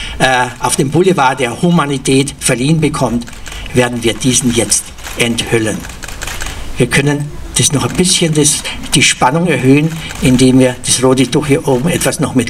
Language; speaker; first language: German; native; German